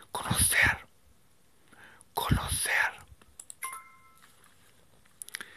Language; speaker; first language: Spanish; non-native, learner; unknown